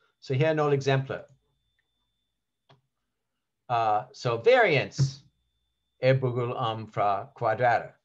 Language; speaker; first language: Danish; non-native, learner; English